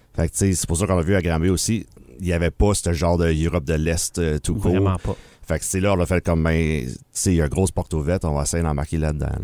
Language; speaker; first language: French; native; French